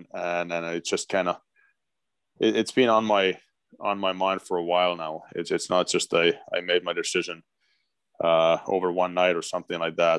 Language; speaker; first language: English; non-native, fluent; Finnish